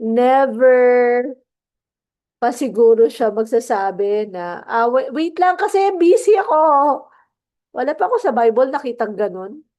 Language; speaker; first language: Filipino; non-native, local second language; Cebuano